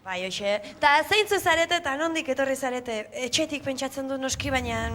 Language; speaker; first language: Basque; native; Basque